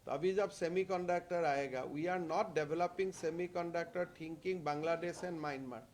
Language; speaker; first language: Hindi; non-native, local second language; Assamese